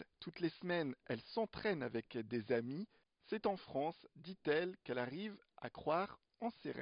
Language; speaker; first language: French; native; French